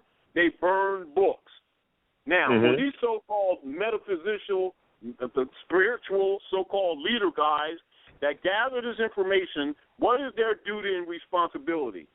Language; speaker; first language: English; native; English